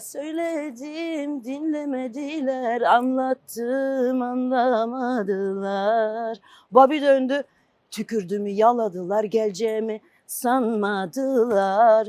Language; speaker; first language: Turkish; non-native, fluent; Albanian